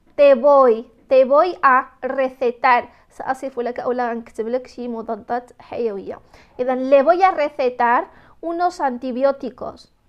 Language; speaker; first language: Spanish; non-native, fluent; Arabic